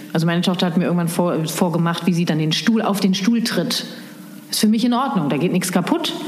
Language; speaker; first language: German; native; German